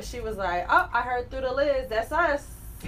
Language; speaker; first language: English; native; English